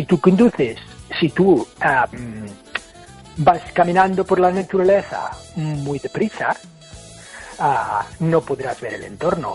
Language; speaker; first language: Spanish; non-native, fluent; English